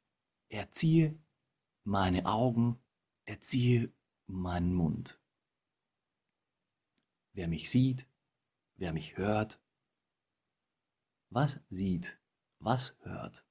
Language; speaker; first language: German; non-native, fluent; Spanish